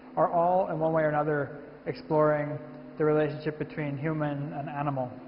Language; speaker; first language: English; native; English